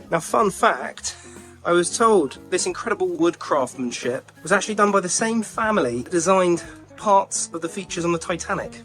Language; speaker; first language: English; native; English